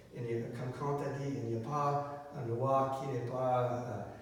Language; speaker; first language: French; non-native, learner; English